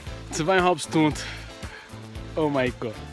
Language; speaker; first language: German; non-native, learner; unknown